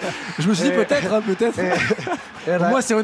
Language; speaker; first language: French; native; French